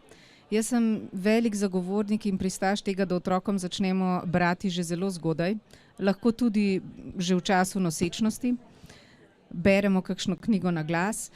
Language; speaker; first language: Slovenian; native; Slovenian